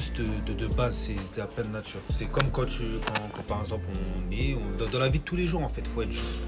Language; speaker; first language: French; native; French